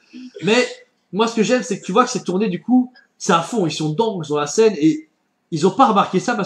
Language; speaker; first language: French; native; French